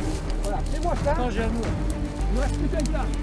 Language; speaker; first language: French; native; French